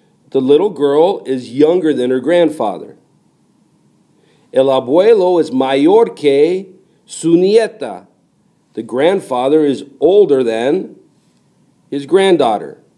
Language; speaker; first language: English; native; English